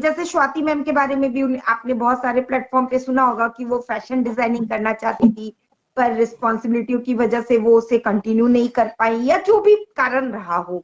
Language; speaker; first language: Hindi; native; Hindi